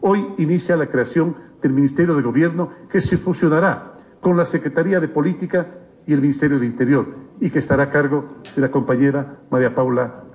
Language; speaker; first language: Spanish; native; Spanish